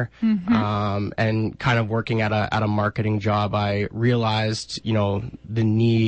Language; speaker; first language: English; native; English